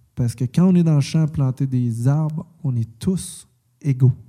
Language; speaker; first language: French; native; French